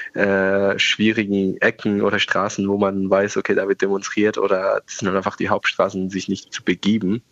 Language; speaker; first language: German; non-native, fluent; Persian